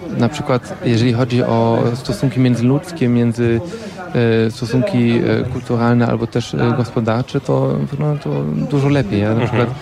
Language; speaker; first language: Polish; non-native, fluent; German